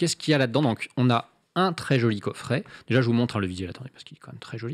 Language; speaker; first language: French; native; French